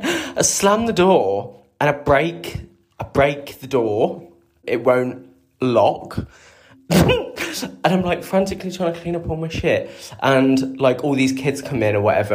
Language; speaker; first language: English; native; English